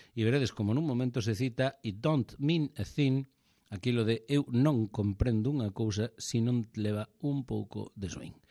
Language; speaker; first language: Galician; native; Galician